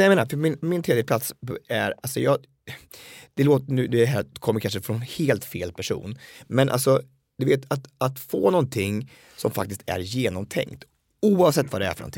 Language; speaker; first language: Swedish; native; Swedish